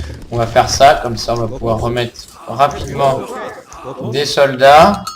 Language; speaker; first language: French; native; French